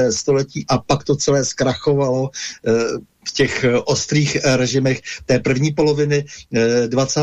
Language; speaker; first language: Czech; native; Czech